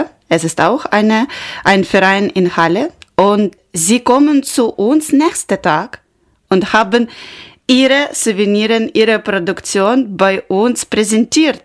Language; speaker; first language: German; non-native, learner; Ukrainian